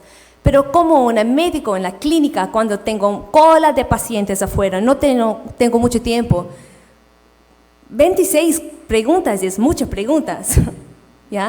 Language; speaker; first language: Spanish; non-native, fluent; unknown